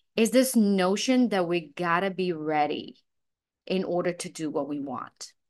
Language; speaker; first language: English; non-native, fluent; Russian